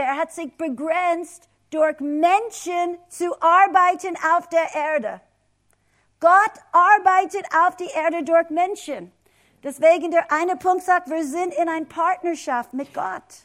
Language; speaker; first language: German; non-native, fluent; English